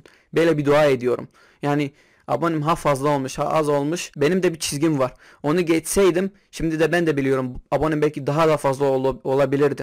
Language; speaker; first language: Turkish; non-native, local second language; Kurdish